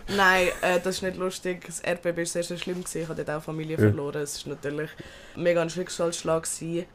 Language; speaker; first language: German; early bilingual, other home language; Turkish